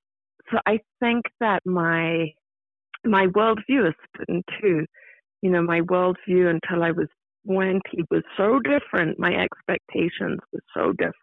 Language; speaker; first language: English; native; English